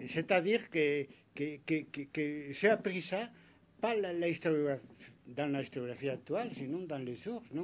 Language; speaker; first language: French; non-native, fluent; Spanish